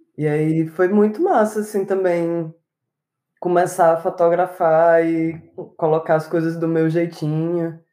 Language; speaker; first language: Portuguese; native; Portuguese